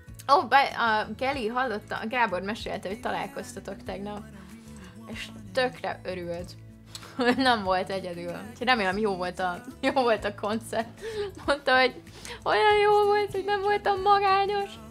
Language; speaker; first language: Hungarian; native; Hungarian